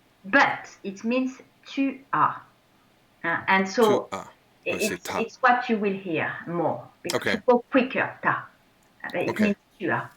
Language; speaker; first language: English; non-native, fluent; French